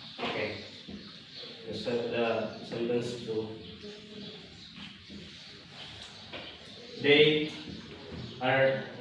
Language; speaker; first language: English; non-native, learner; Indonesian